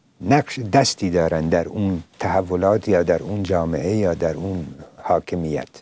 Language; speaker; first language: Persian; non-native, local second language; Central Kurdish